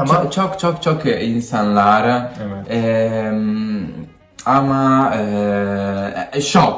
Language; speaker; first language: Turkish; non-native, learner; Italian